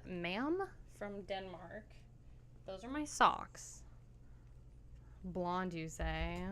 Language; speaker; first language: English; native; English